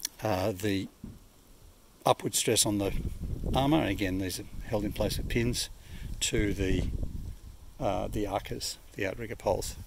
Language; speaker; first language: English; native; English